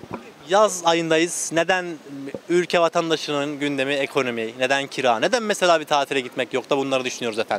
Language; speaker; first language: Turkish; native; Turkish